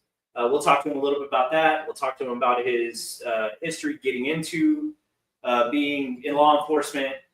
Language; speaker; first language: English; native; English